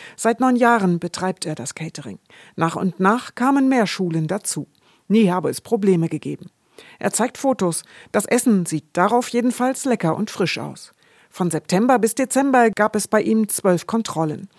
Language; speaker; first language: German; native; German